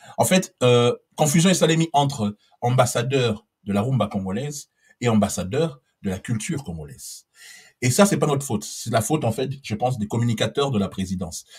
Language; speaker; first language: French; non-native, local second language; Lingala